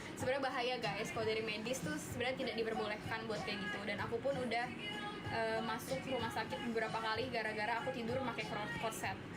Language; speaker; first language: Indonesian; native; Indonesian